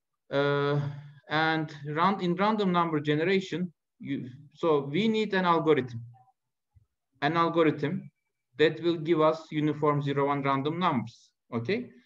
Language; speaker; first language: English; non-native, fluent; Turkish